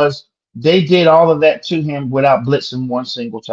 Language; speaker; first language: English; native; English